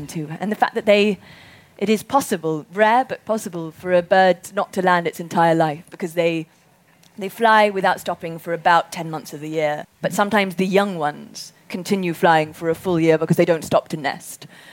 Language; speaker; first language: English; native; English